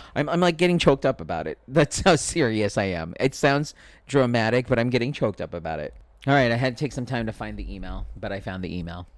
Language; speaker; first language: English; native; English